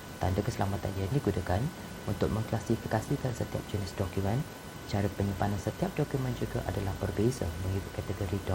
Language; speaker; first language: Malay; native; Malay